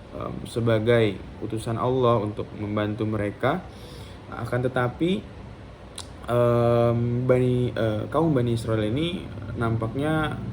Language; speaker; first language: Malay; non-native, local second language; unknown